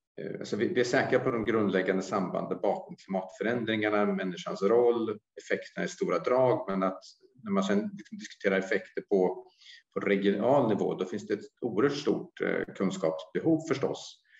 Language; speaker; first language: Swedish; native; Swedish